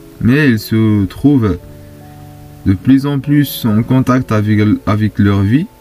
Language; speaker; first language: French; non-native, fluent; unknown